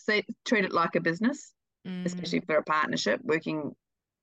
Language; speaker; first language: English; native; English